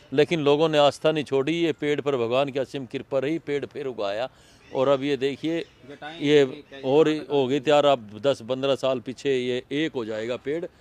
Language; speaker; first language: Hindi; native; Hindi